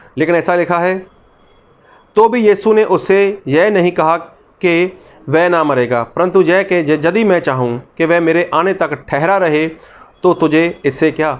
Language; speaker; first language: Hindi; non-native, local second language; Punjabi